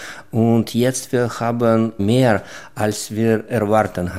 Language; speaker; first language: German; non-native, learner; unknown